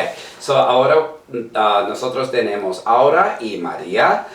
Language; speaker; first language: Spanish; non-native, learner; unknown